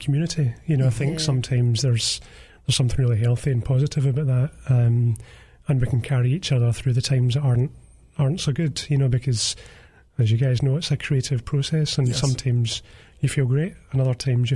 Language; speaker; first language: English; native; English